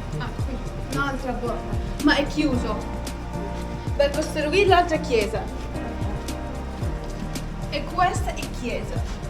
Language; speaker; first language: Italian; non-native, learner; Arabic